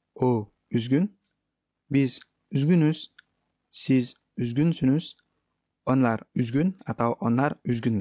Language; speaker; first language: Turkish; non-native, fluent; Indonesian